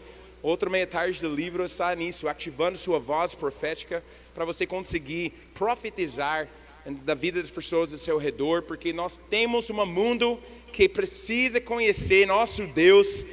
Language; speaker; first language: Portuguese; non-native, learner; English